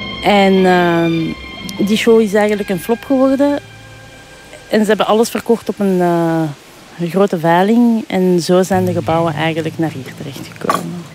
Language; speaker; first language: Dutch; native; Dutch